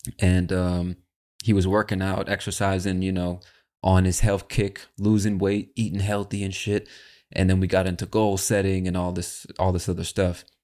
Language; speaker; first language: English; native; English